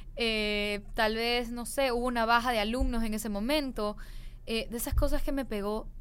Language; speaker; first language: Spanish; native; Spanish